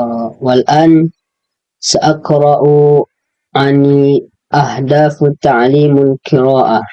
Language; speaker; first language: Arabic; non-native, learner; Indonesian